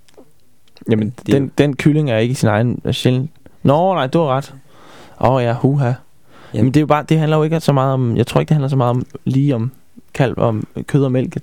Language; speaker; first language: Danish; native; Danish